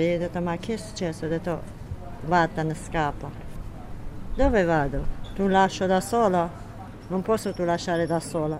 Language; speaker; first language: Italian; non-native, learner; Kurdish